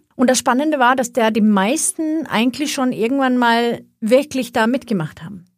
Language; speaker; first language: German; non-native, fluent; Swedish